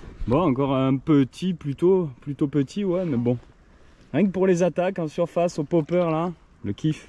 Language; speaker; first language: French; native; French